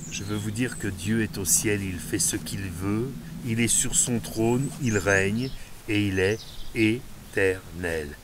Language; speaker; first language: French; native; French